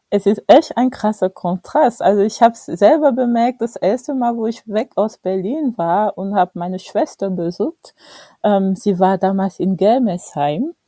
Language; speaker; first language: German; non-native, fluent; French